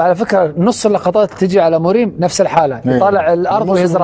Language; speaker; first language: Arabic; native; Arabic